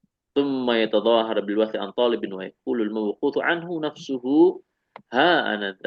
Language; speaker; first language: Arabic; non-native, fluent; Indonesian